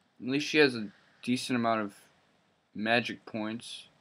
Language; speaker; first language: English; native; English